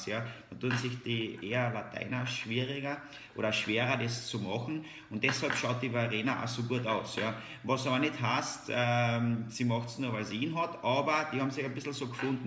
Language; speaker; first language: German; native; German